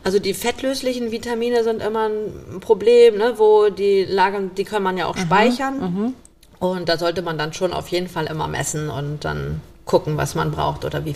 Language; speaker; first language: German; native; German